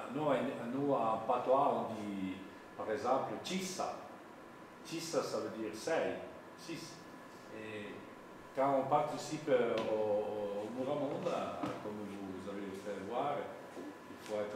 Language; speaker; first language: French; non-native, local second language; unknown